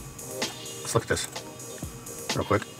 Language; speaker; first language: English; native; English